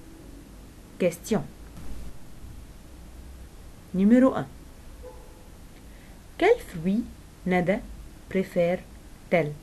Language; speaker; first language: French; non-native, fluent; Arabic